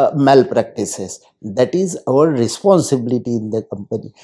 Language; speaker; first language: English; non-native, local second language; Hindi